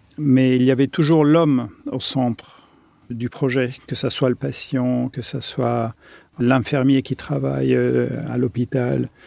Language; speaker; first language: French; non-native, fluent; German